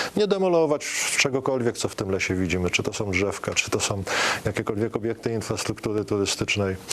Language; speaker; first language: Polish; native; Polish